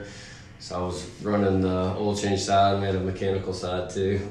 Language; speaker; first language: English; native; English